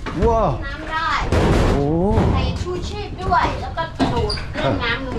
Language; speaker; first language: Thai; non-native, learner; Korean